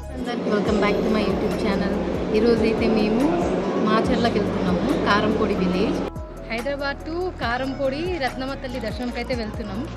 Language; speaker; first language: Telugu; non-native, local second language; Lambadi